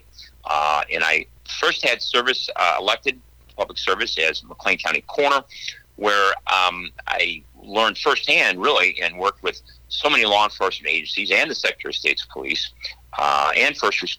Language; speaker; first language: English; native; English